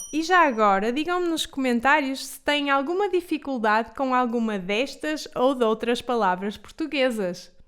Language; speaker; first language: Portuguese; native; Portuguese